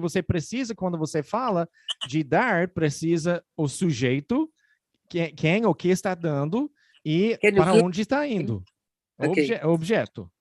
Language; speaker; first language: Portuguese; non-native, fluent; English